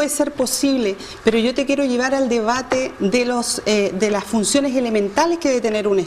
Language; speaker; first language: Spanish; native; Spanish